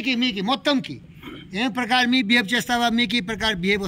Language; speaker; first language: Telugu; non-native, learner; Hindi